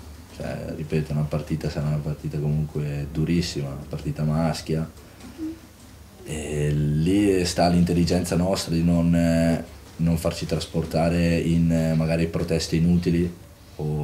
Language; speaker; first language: Italian; native; Italian